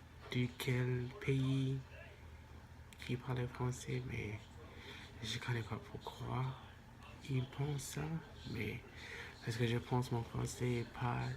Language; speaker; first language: French; non-native, local second language; English